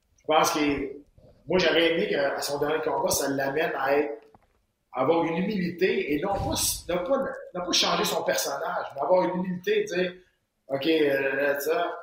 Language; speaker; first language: French; native; French